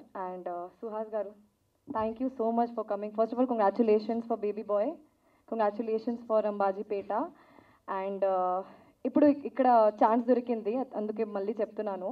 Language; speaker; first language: Telugu; non-native, learner; Hindi